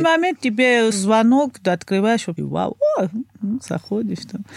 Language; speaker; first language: Russian; non-native, fluent; Georgian